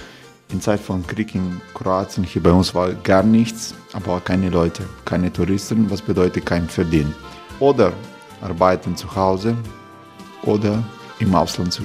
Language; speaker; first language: German; non-native, fluent; Croatian